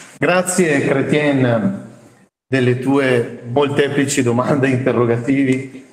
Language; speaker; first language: Italian; native; Italian